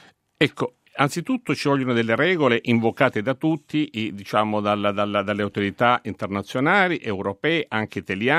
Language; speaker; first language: Italian; native; Italian